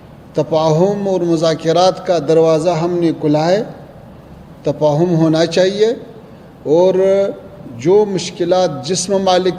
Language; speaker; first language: Hindi; non-native, fluent; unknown